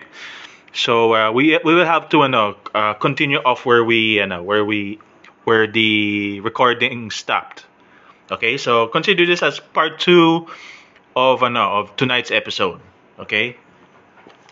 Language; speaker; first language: English; non-native, local second language; Filipino